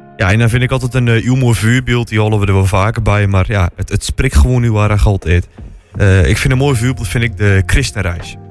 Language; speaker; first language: Dutch; native; Dutch